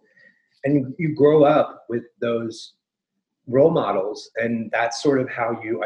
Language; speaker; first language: English; native; English